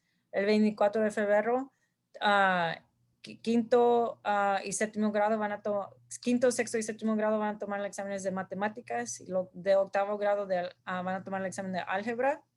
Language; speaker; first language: Spanish; early bilingual, heritage; Spanish